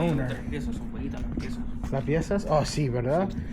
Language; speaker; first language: Spanish; non-native, learner; English